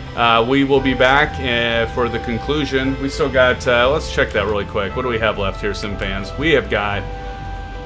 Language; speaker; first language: English; native; English